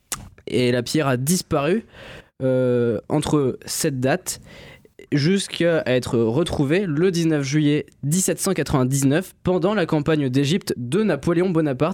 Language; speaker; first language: French; native; French